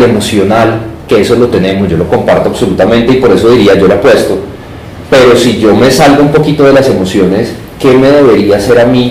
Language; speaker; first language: Spanish; native; Spanish